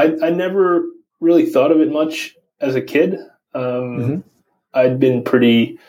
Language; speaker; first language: English; native; English